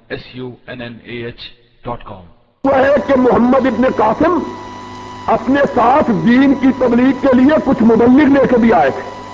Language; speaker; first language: Urdu; non-native, local second language; Punjabi